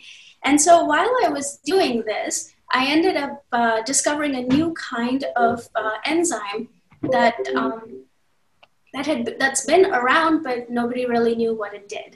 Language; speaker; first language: English; non-native, local second language; Hindi